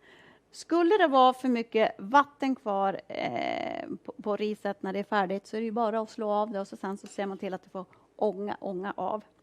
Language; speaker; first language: Swedish; native; Swedish